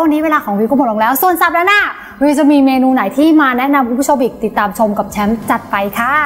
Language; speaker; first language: Thai; native; Thai